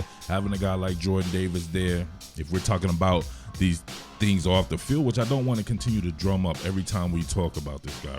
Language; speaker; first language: English; native; English